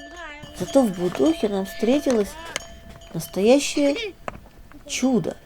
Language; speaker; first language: Russian; native; Russian